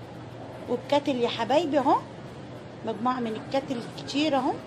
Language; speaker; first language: Arabic; native; Arabic